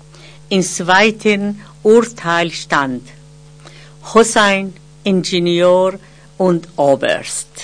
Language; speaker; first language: German; non-native, fluent; Persian